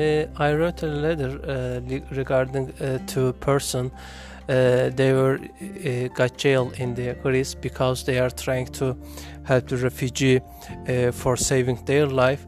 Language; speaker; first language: English; non-native, learner; Turkish